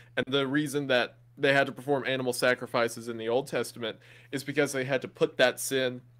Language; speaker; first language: English; native; English